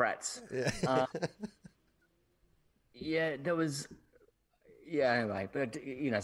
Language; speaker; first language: English; native; English